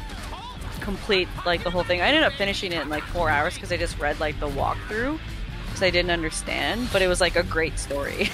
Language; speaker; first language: English; native; English